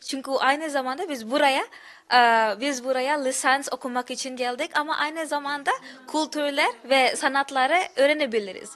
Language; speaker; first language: Turkish; non-native, learner; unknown